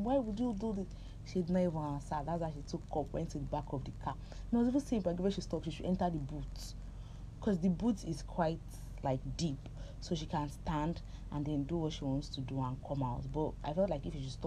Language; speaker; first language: English; non-native, local second language; Yoruba